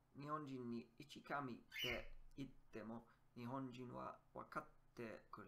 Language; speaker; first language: Japanese; non-native, learner; English